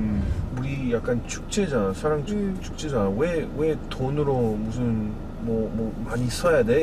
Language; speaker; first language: Korean; non-native, fluent; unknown